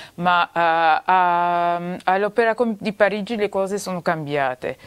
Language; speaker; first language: Italian; non-native, fluent; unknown